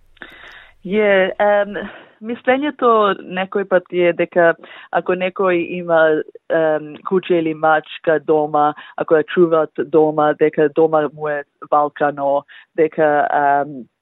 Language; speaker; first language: Macedonian; early bilingual, heritage; Macedonian